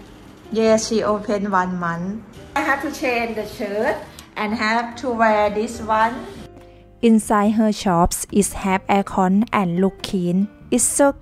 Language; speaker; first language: English; non-native, learner; Thai